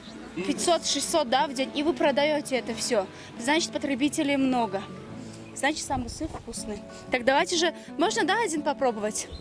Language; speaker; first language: Russian; non-native, local second language; Tajik